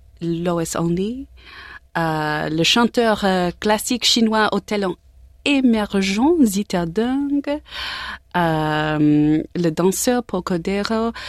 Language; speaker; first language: French; non-native, learner; English